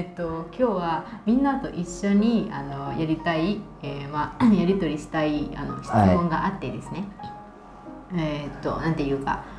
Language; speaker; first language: Japanese; non-native, fluent; Burmese